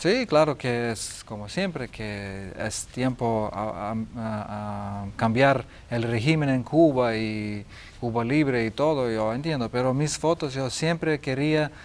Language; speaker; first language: Spanish; non-native, learner; Lithuanian